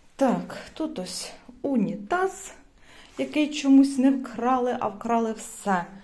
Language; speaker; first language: Ukrainian; native; Ukrainian